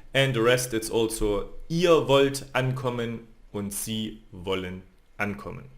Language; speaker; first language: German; non-native, fluent; Spanish